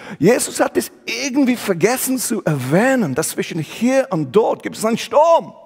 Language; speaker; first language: German; non-native, fluent; English